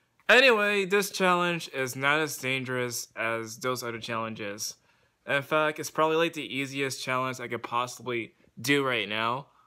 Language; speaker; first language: English; native; English